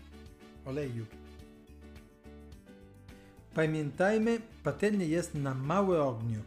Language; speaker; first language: Polish; non-native, learner; Italian